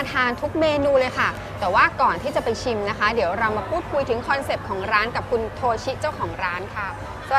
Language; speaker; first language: Thai; native; Thai